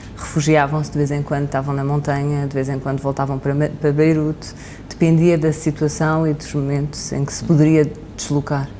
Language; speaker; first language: Portuguese; native; Portuguese